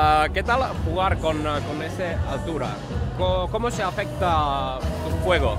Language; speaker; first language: Spanish; non-native, learner; Finnish